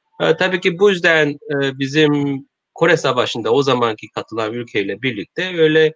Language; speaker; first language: Turkish; non-native, learner; Korean